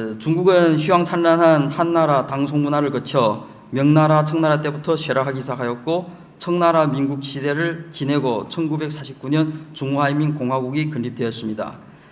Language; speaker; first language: Korean; early bilingual, heritage; Chinese